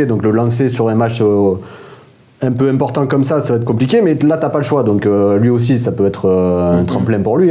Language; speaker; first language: French; native; French